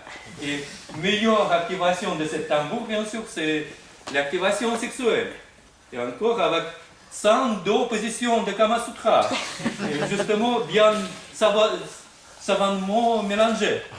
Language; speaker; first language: French; non-native, fluent; Russian